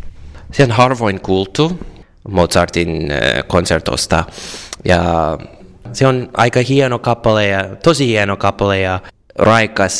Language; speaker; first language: Finnish; non-native, learner; English